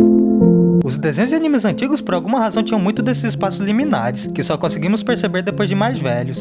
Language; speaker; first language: Portuguese; native; Portuguese